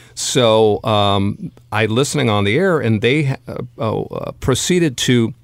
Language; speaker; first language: English; native; English